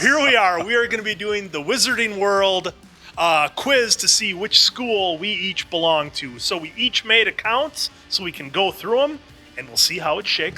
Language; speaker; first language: English; native; English